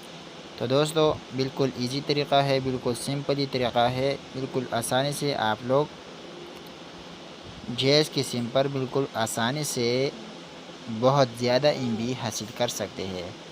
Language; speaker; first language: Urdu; non-native, local second language; Pashto